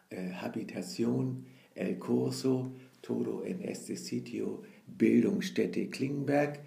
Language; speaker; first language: Spanish; non-native, learner; German